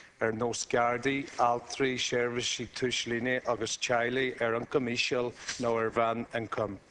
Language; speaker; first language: Irish; non-native, local second language; English